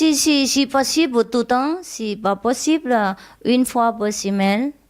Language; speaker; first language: French; non-native, learner; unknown